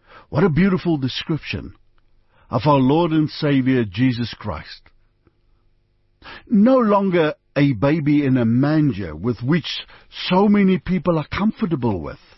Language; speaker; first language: English; non-native, local second language; Afrikaans